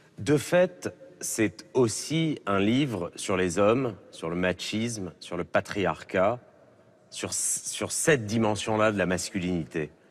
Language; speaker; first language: French; native; French